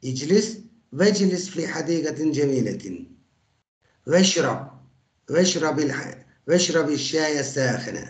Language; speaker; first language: Arabic; non-native, fluent; Turkish